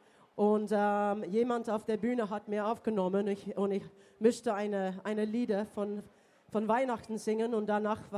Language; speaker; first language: German; non-native, learner; English